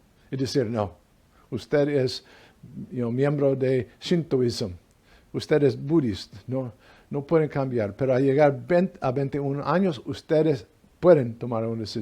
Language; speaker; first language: Spanish; non-native, fluent; English